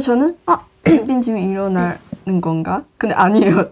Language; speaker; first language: Korean; non-native, fluent; Chinese